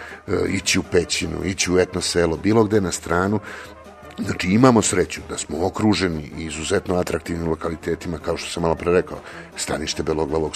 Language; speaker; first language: Serbian; native; Serbian